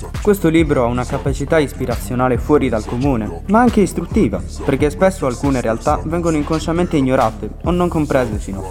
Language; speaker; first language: Italian; native; Italian